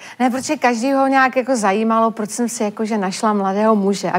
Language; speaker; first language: Czech; native; Czech